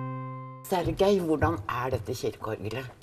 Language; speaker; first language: Norwegian; native; Norwegian